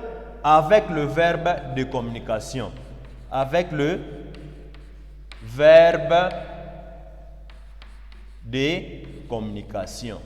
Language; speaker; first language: French; non-native, learner; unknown